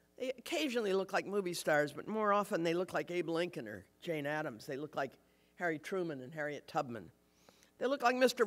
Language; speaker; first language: English; native; English